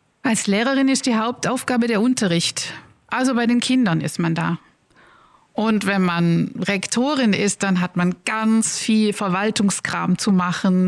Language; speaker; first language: German; native; German